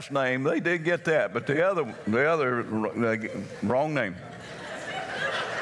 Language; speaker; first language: English; native; English